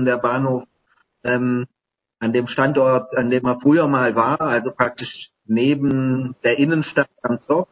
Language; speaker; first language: German; native; German